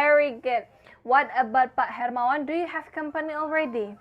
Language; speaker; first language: English; non-native, fluent; Indonesian